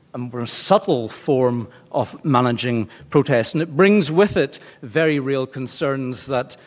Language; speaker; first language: English; native; English